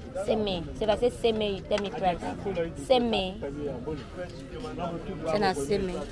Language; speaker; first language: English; non-native, local second language; Yoruba